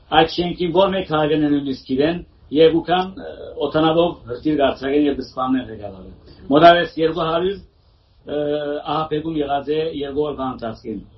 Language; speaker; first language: Armenian; early bilingual, heritage; Armenian